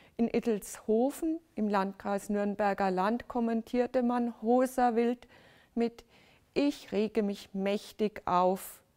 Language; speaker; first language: German; native; German